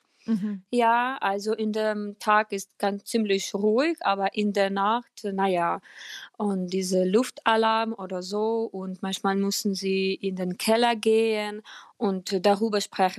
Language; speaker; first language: German; non-native, fluent; Ukrainian